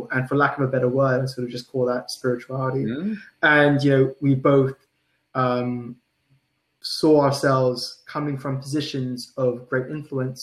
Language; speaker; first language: English; non-native, local second language; Cantonese